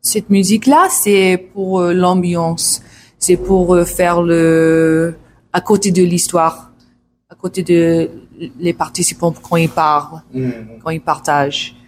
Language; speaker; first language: French; non-native, learner; English